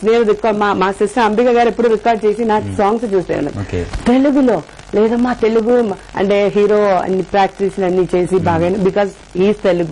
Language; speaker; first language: Telugu; non-native, fluent; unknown